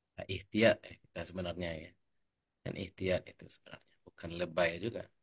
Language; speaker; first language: Indonesian; native; Indonesian